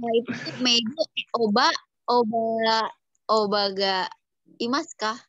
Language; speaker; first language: Japanese; non-native, learner; Indonesian